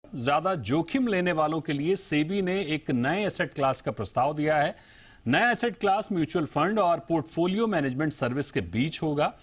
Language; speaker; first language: Hindi; native; Hindi